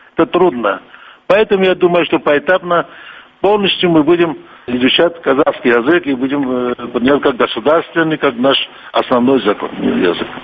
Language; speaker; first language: Russian; non-native, local second language; Kurdish